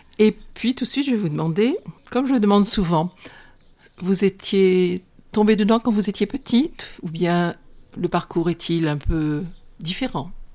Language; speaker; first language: French; native; French